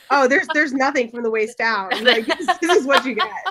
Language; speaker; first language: English; native; English